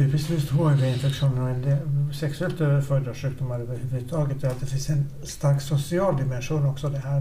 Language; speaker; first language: Swedish; native; Swedish